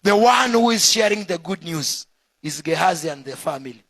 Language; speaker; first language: English; non-native, local second language; Swahili